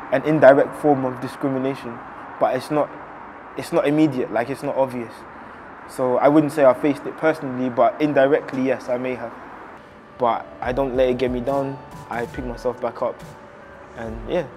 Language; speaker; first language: English; native; English